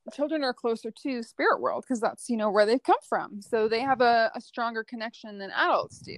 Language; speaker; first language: English; native; English